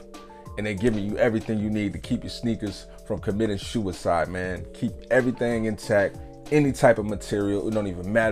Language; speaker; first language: English; native; English